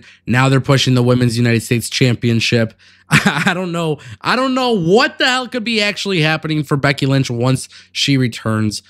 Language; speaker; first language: English; native; English